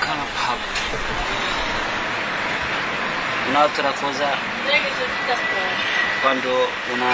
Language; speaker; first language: Italian; non-native, learner; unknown